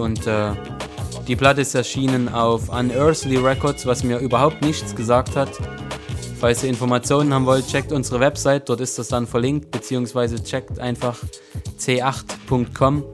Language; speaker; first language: German; native; German